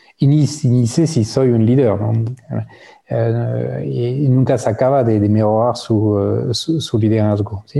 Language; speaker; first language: Spanish; non-native, fluent; French